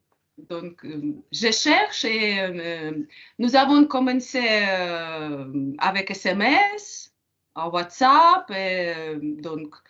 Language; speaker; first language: French; non-native, learner; Ukrainian